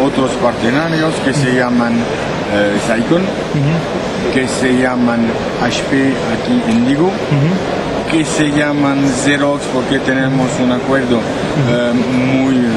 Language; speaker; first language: Spanish; non-native, learner; French